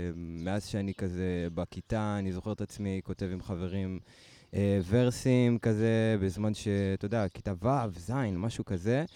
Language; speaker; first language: Hebrew; early bilingual, other home language; Amharic